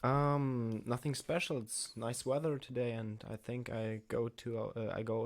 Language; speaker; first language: English; non-native, learner; German